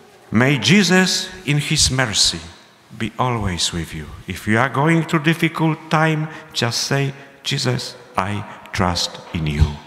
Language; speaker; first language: English; non-native, fluent; Polish